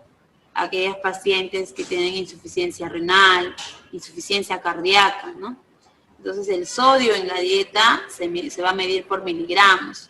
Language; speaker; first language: Spanish; native; Spanish